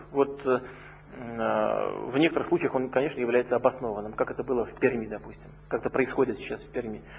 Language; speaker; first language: Russian; native; Russian